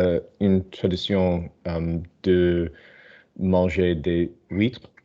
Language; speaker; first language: French; non-native, learner; English